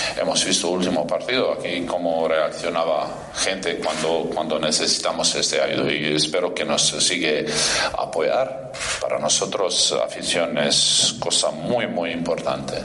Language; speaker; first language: Spanish; non-native, fluent; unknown